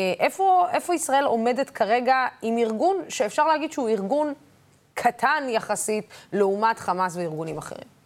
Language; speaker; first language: Hebrew; non-native, local second language; Arabic